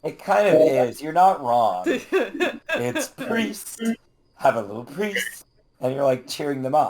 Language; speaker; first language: English; native; English